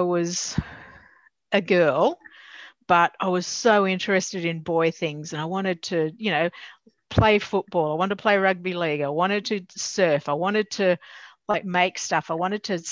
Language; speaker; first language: English; native; English